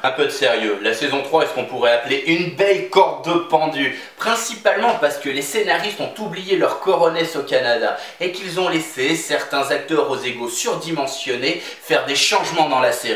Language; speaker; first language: French; native; French